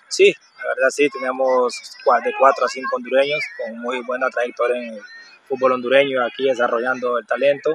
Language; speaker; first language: Spanish; native; Spanish